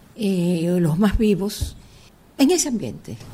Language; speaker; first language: Spanish; native; Spanish